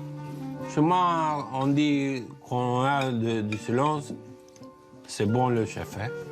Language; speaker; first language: French; non-native, fluent; Spanish